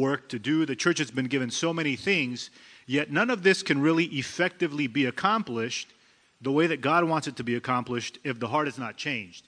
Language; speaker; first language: English; early bilingual, other home language; Spanish